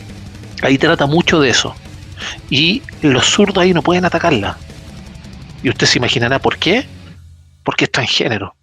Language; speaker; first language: Spanish; native; Spanish